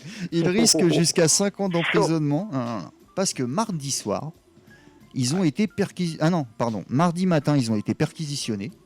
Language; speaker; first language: French; native; French